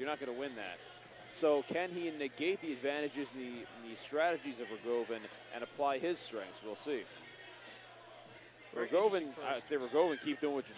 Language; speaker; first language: English; native; English